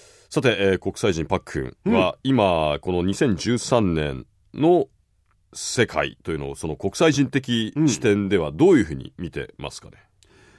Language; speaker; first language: Japanese; native; Japanese